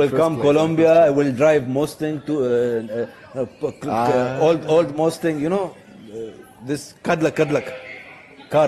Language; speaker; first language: English; non-native, learner; Arabic